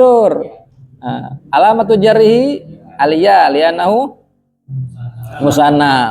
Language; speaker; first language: Arabic; non-native, fluent; Indonesian